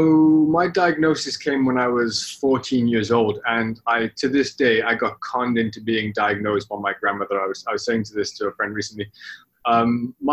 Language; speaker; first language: English; native; English